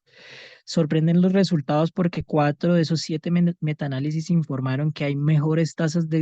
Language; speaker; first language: Spanish; native; Spanish